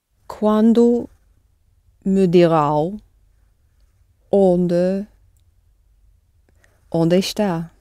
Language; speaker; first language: Portuguese; non-native, learner; English